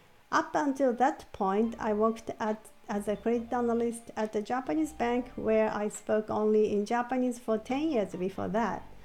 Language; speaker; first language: English; non-native, fluent; Japanese